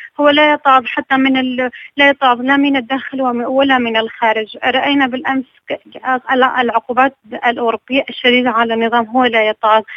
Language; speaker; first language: Arabic; non-native, local second language; Kurdish